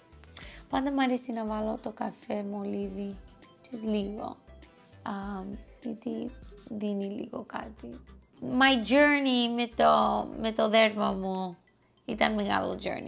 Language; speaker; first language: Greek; early bilingual, heritage; English